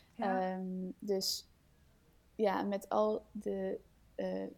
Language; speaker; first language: Dutch; non-native, fluent; Danish